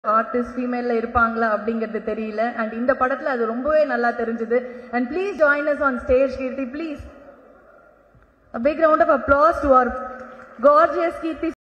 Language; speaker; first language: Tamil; native; Tamil